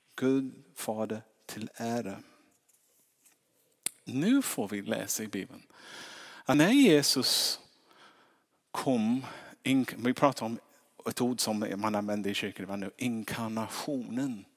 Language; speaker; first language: Swedish; non-native, fluent; English